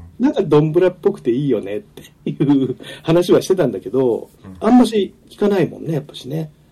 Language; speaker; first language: Japanese; native; Japanese